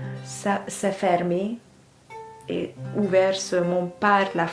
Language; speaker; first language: French; non-native, fluent; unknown